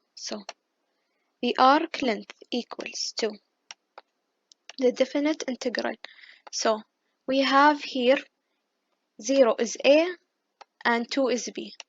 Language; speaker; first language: English; non-native, fluent; Arabic